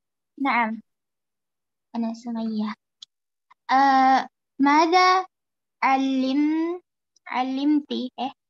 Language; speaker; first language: Arabic; non-native, learner; Indonesian